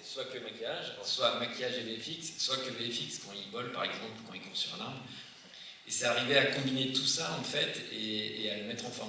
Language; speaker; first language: French; native; French